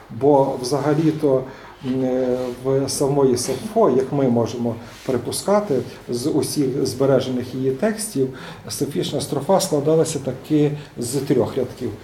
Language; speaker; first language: Ukrainian; native; Ukrainian